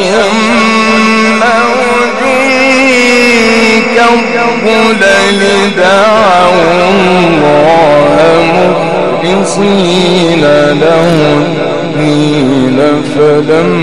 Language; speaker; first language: Arabic; native; Arabic